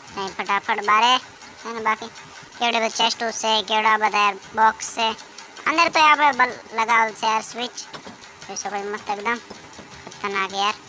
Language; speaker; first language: Hindi; non-native, local second language; Gujarati